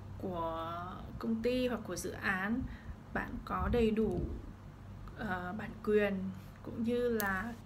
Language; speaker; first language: Vietnamese; early bilingual, heritage; Vietnamese